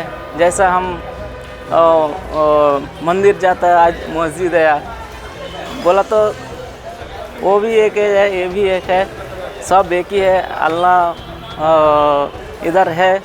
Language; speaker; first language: Hindi; non-native, local second language; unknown